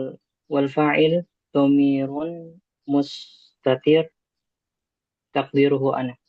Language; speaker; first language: Arabic; non-native, learner; Indonesian